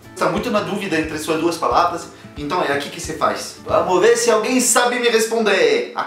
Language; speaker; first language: Portuguese; non-native, fluent; French